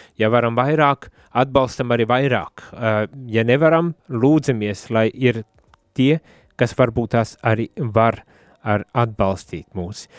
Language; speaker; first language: Latvian; native; Latvian